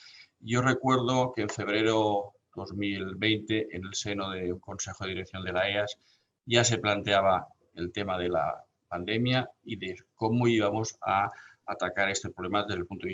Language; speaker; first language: Spanish; native; Spanish